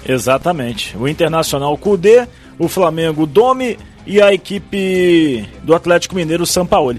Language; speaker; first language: Portuguese; native; Portuguese